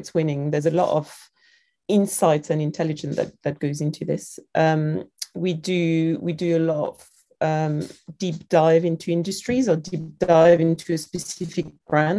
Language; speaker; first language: English; non-native, fluent; French